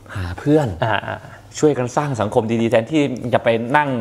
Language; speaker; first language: Thai; native; Thai